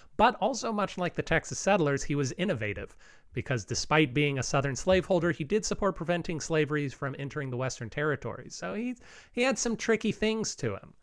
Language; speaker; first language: English; native; English